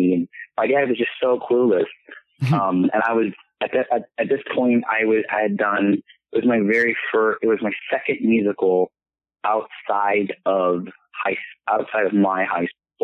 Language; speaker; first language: English; native; English